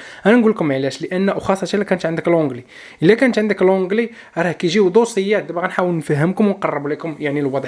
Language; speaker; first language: Arabic; native; Arabic